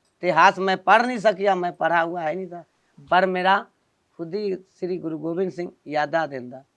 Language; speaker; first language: Punjabi; non-native, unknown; Nepali